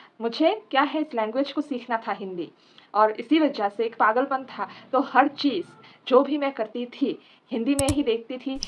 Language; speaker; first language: Hindi; non-native, local second language; Assamese